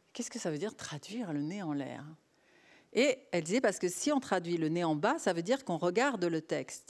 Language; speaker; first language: French; native; French